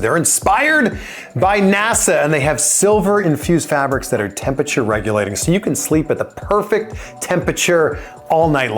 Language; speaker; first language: English; native; English